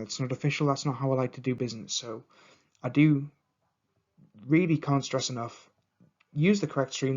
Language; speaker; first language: English; native; English